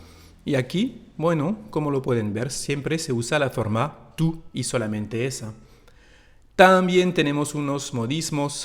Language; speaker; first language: Spanish; non-native, fluent; French